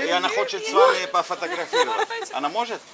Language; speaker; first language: Russian; non-native, fluent; English